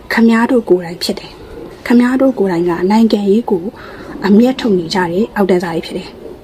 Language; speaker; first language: Burmese; native; Burmese